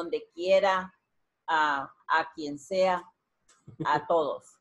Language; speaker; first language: Spanish; native; Spanish